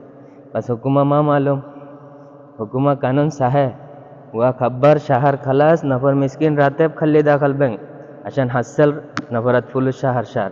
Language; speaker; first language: Arabic; non-native, learner; Bangla